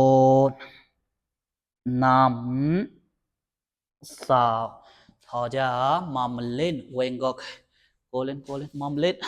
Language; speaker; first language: Vietnamese; non-native, learner; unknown